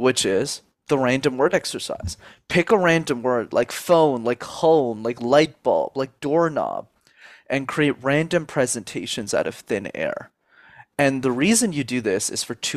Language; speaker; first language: English; native; English